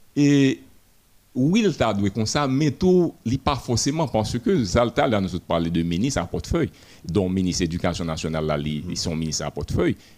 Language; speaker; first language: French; non-native, local second language; Haitian Creole